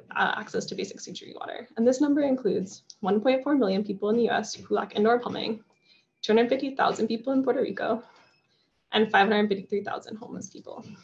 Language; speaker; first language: English; native; English